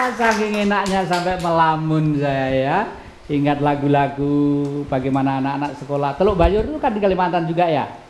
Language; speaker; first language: Indonesian; non-native, local second language; Javanese